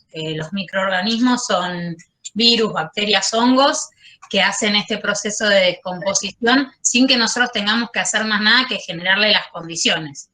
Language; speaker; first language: Spanish; native; Spanish